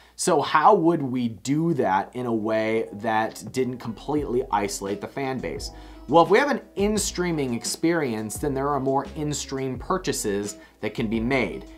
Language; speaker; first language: English; native; English